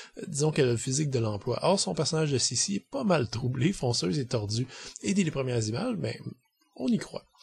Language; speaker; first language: French; native; French